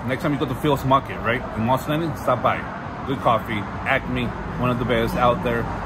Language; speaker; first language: English; early bilingual, other home language; Spanish